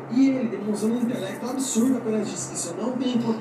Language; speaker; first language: Portuguese; native; Portuguese